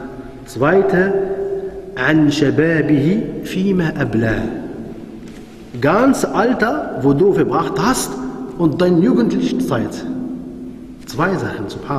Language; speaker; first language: German; non-native, fluent; Arabic